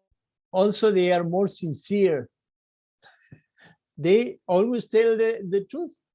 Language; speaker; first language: English; non-native, fluent; Spanish